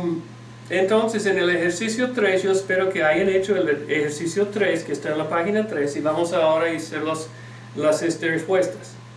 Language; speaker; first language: Spanish; non-native, fluent; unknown